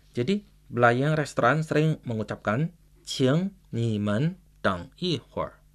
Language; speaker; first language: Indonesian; non-native, fluent; Chinese